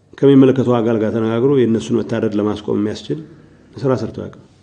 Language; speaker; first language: Amharic; non-native, local second language; Tigrinya